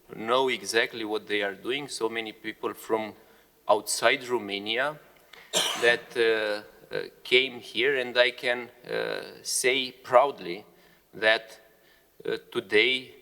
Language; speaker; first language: English; non-native, fluent; Romanian